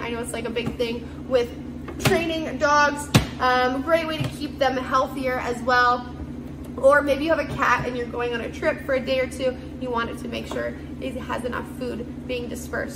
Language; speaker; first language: English; native; English